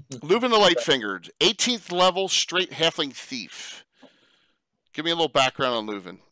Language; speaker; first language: English; native; English